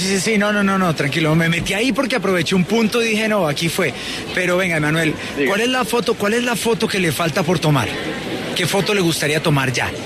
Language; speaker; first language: Spanish; native; Spanish